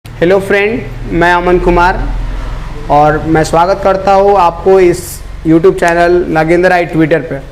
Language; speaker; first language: Hindi; native; Hindi